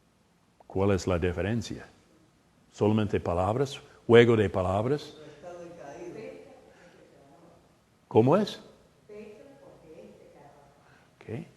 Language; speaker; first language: Spanish; non-native, fluent; English